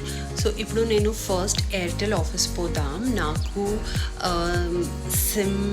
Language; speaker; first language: Telugu; non-native, local second language; Kannada